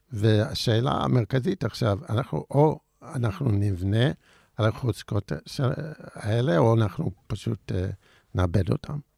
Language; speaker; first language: Hebrew; non-native, fluent; English